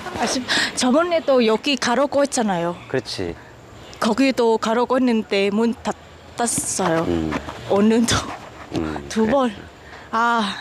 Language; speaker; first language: Korean; non-native, learner; Vietnamese